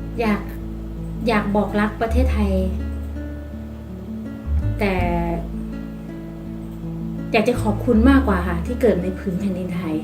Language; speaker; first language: Thai; native; Thai